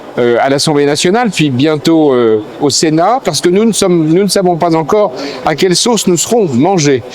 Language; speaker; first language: French; native; French